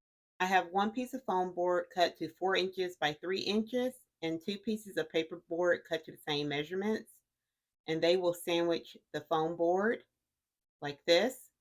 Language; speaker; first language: English; native; English